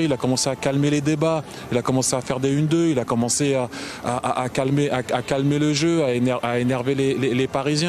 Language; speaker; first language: French; native; French